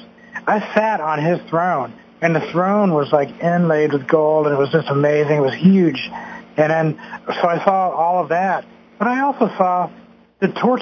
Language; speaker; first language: English; native; English